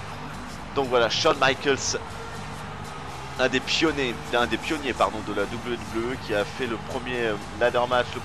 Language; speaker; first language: French; native; French